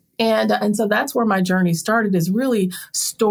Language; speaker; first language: English; native; English